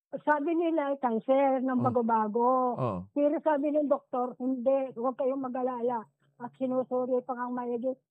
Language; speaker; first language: Filipino; native; Filipino